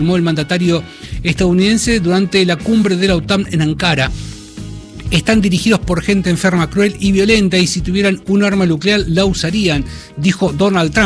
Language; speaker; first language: Spanish; native; Spanish